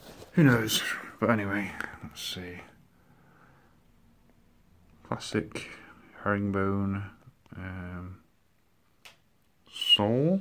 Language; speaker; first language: English; native; English